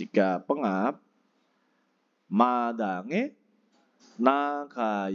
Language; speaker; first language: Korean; non-native, fluent; Indonesian